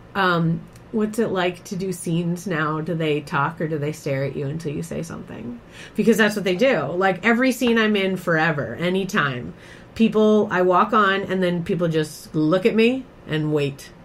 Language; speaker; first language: English; native; English